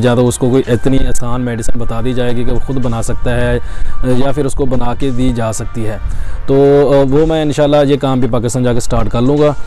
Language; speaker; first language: Urdu; non-native, local second language; Punjabi